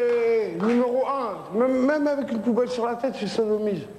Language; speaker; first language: French; native; French